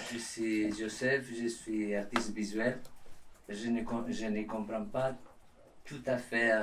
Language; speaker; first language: French; non-native, learner; Spanish